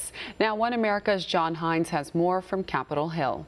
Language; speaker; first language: English; native; English